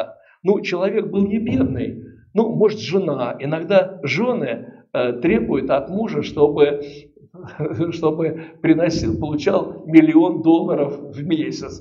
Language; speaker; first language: Russian; native; Russian